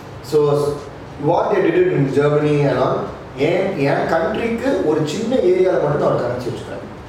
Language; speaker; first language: Tamil; native; Tamil